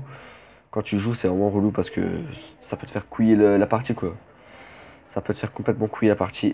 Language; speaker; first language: French; native; French